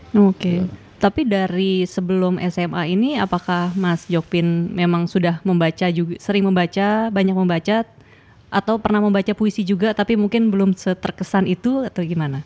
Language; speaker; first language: Indonesian; native; Indonesian